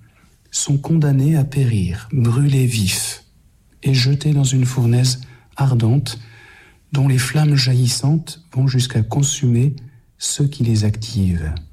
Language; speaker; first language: French; native; French